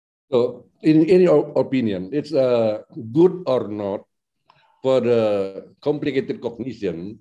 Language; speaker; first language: English; non-native, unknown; Indonesian